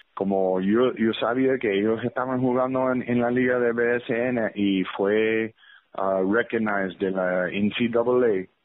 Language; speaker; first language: Spanish; early bilingual, heritage; English